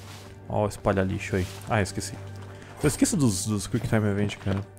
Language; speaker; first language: Portuguese; native; Portuguese